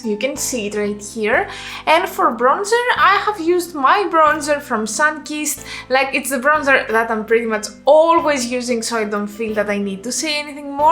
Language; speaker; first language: English; non-native, fluent; Greek